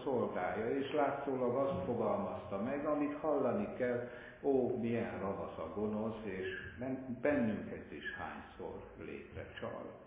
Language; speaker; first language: Hungarian; native; Hungarian